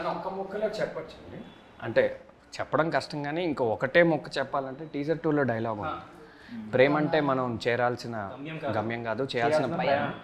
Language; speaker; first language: Telugu; native; Telugu